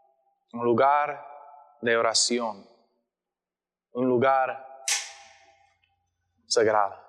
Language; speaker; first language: Spanish; non-native, learner; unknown